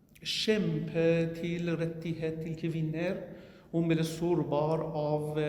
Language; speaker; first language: Norwegian; non-native, learner; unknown